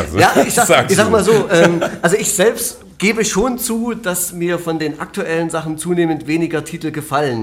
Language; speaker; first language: German; native; German